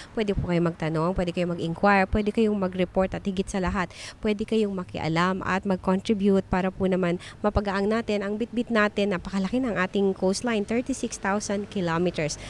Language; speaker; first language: Filipino; native; Filipino